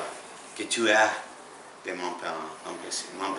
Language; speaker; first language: French; non-native, learner; Spanish